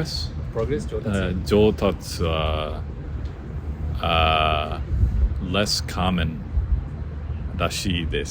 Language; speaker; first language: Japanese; non-native, learner; English